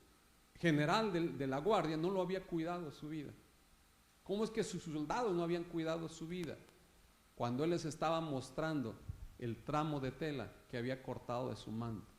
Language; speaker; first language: Spanish; native; Spanish